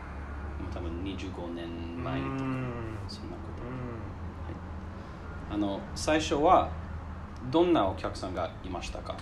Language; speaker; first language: Japanese; non-native, learner; English